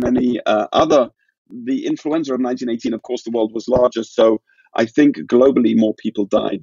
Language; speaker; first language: English; native; English